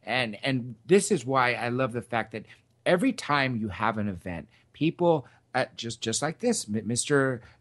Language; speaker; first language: English; native; English